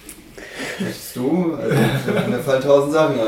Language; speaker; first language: German; native; German